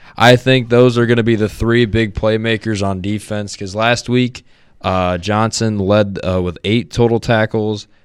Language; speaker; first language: English; native; English